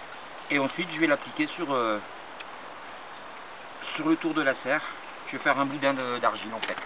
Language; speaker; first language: French; native; French